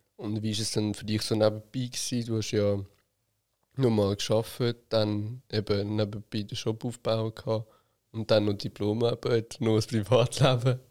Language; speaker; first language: German; native; German